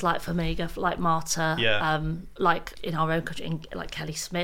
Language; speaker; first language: English; native; English